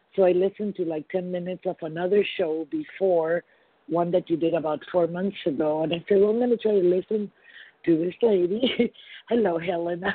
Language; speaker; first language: English; non-native, fluent; Spanish